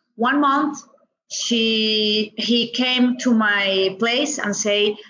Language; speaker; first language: English; non-native, learner; Spanish